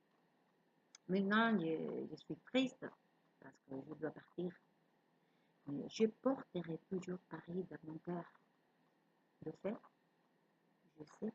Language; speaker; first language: French; non-native, learner; Spanish